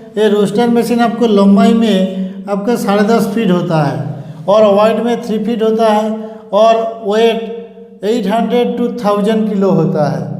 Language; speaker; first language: Hindi; non-native, local second language; Bangla